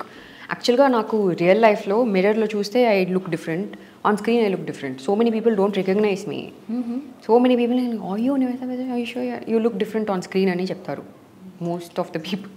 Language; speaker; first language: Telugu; non-native, learner; Tamil